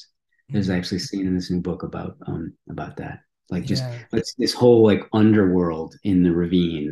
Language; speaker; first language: English; native; English